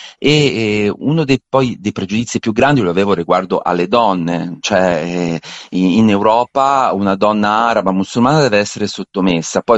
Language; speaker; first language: Italian; native; Italian